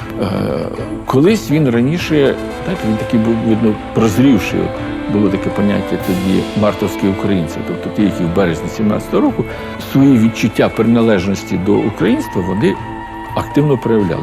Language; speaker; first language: Ukrainian; native; Ukrainian